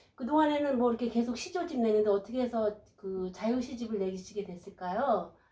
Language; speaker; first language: Korean; native; Korean